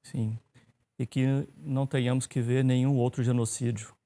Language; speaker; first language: Portuguese; native; Portuguese